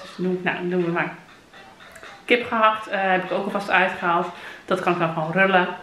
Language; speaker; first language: Dutch; native; Dutch